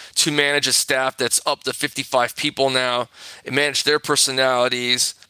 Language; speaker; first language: English; native; English